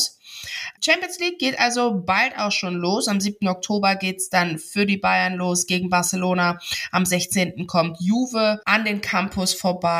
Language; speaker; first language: German; native; German